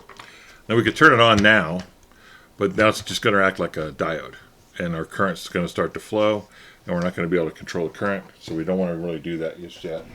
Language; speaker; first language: English; native; English